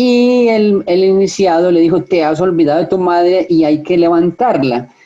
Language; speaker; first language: Spanish; native; Spanish